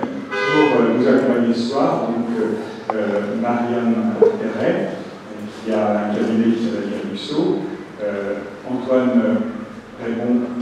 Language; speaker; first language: French; native; French